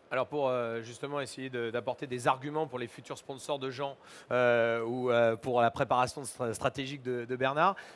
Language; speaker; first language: French; native; French